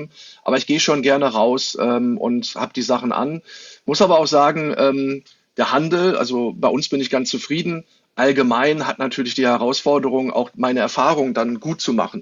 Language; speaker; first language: German; native; German